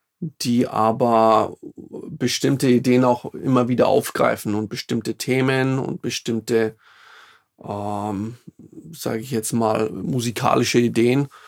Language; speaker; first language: German; non-native, fluent; Slovak